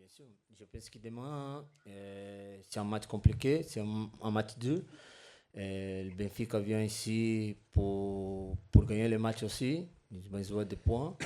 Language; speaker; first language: French; non-native, fluent; Portuguese